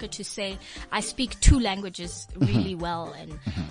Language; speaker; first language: English; non-native, local second language; Tswana